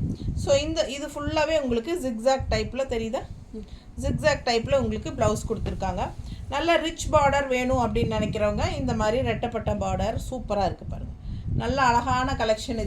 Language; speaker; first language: Tamil; native; Tamil